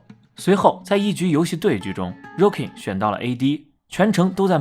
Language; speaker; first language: Chinese; native; Chinese